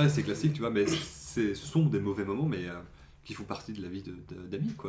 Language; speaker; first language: French; native; French